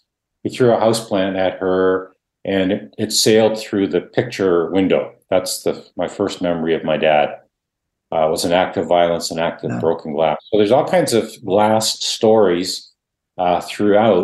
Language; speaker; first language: English; non-native, fluent; Dutch